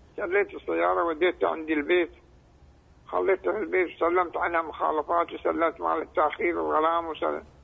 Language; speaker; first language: Arabic; native; Arabic